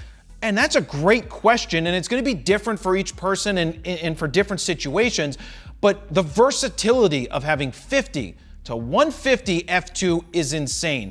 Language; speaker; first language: English; native; English